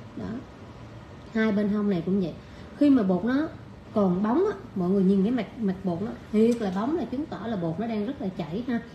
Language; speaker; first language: Vietnamese; native; Vietnamese